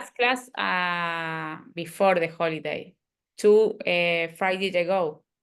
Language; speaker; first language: English; non-native, learner; Spanish